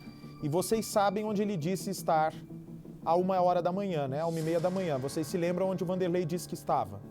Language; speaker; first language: Portuguese; native; Portuguese